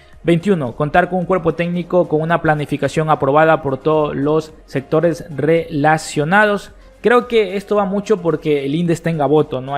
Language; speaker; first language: Spanish; native; Spanish